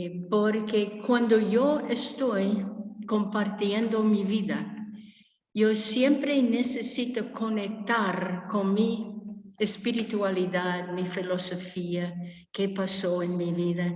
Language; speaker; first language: Spanish; non-native, fluent; English